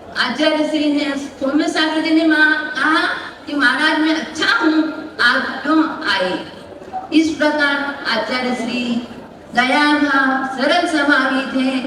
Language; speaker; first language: Hindi; non-native, local second language; Kannada